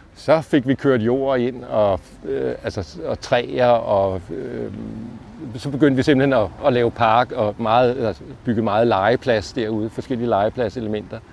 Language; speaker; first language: Danish; native; Danish